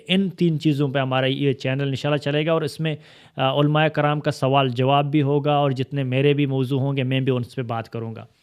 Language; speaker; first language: Urdu; non-native, local second language; Baluchi